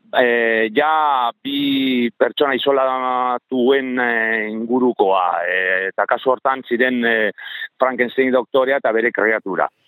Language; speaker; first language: Basque; non-native, local second language; Spanish